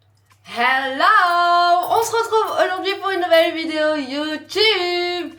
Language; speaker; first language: French; native; French